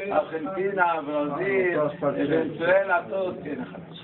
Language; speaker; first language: Spanish; non-native, learner; Hebrew